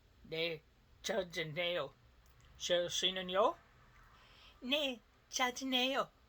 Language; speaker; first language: Korean; non-native, learner; English